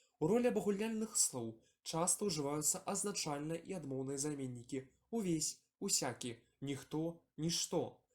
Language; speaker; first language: Belarusian; non-native, local second language; Russian